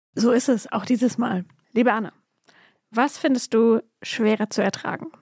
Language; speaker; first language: German; native; German